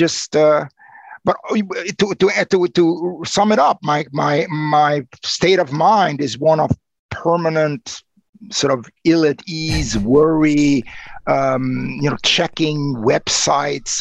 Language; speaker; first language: English; non-native, fluent; Romanian